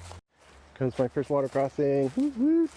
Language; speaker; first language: English; native; English